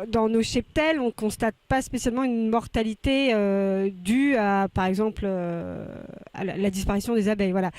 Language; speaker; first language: French; native; French